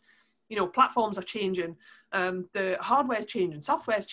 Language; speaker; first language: English; native; English